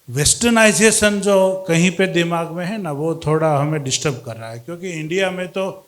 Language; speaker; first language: Hindi; non-native, local second language; Gujarati